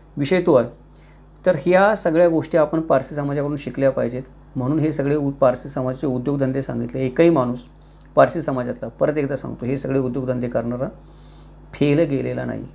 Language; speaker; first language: Marathi; native; Marathi